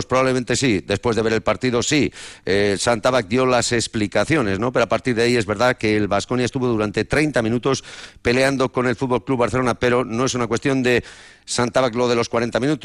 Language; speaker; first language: Spanish; native; Spanish